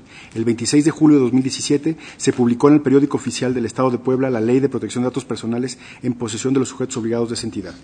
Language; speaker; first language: Spanish; native; Spanish